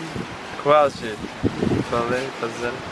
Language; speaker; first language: Portuguese; non-native, learner; Russian